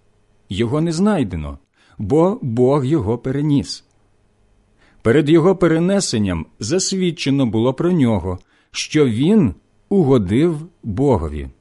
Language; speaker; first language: Ukrainian; native; Ukrainian